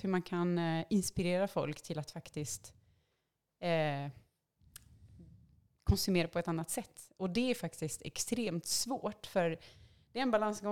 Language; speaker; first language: Swedish; non-native, fluent; French